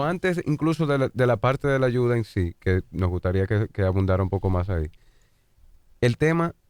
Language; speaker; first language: Spanish; native; Spanish